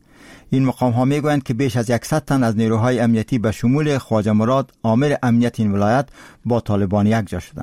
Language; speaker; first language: Persian; native; Persian